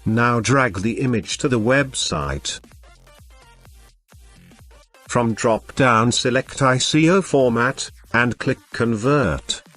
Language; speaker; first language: English; non-native, fluent; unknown